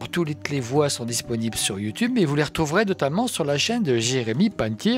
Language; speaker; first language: French; native; French